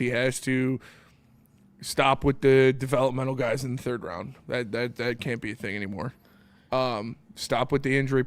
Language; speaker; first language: English; native; English